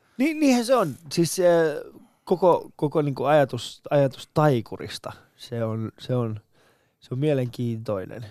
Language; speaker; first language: Finnish; early bilingual, other home language; Persian